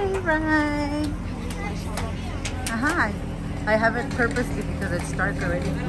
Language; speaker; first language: English; early bilingual, other home language; Spanish